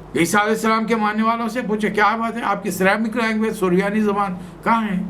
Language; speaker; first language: Urdu; native; Urdu